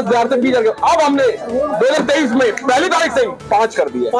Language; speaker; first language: Hindi; native; Hindi